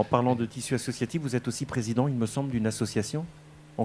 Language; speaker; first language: French; native; French